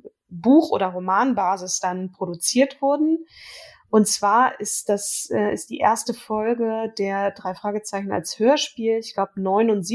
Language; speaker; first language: German; native; German